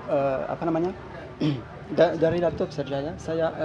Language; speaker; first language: Indonesian; non-native, learner; French